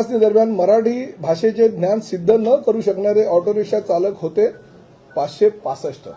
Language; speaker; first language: Marathi; native; Marathi